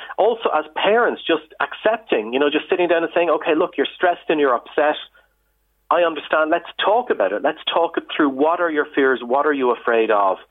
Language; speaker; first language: English; native; English